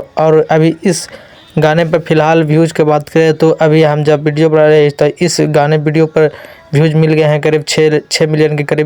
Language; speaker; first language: Hindi; non-native, local second language; Bhojpuri